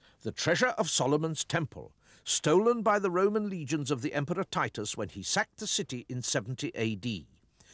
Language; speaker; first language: English; native; English